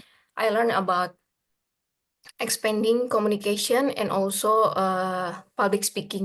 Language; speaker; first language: English; non-native, learner; Indonesian